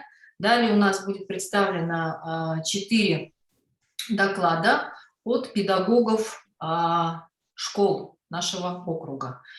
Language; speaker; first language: Russian; native; Russian